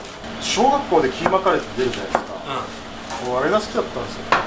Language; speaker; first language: Japanese; native; Japanese